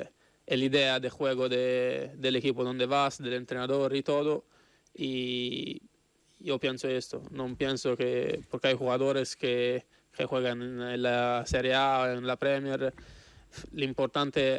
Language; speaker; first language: Spanish; non-native, fluent; Italian